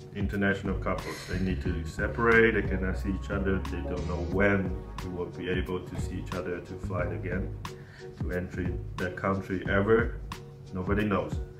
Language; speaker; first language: English; non-native, fluent; Chinese